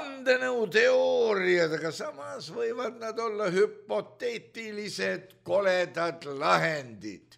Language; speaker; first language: Estonian; native; Estonian